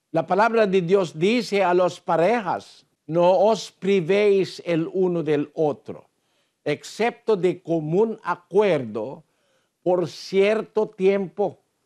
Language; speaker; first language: Spanish; non-native, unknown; Filipino